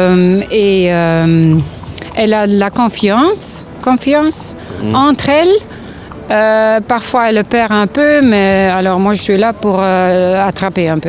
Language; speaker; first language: French; non-native, local second language; Dutch